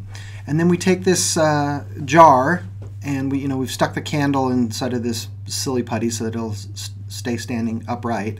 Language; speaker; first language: English; native; English